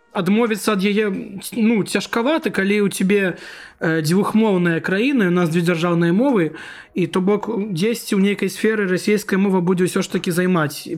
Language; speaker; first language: Belarusian; non-native, local second language; Russian